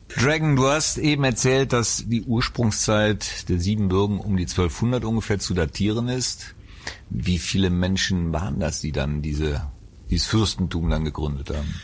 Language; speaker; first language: German; native; German